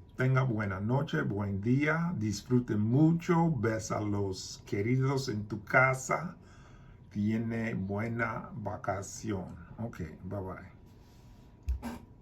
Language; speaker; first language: Spanish; non-native, learner; English